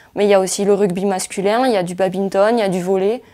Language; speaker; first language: French; native; French